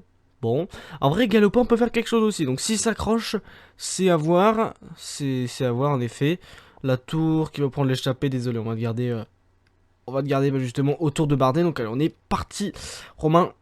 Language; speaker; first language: French; native; French